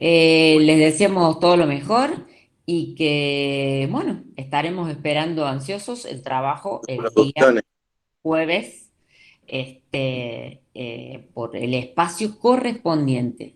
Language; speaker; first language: Spanish; native; Spanish